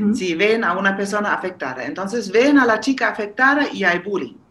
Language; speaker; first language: Spanish; non-native, fluent; German